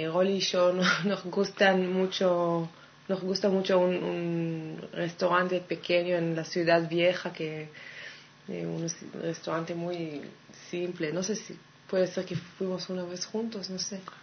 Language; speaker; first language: Spanish; non-native, fluent; Hebrew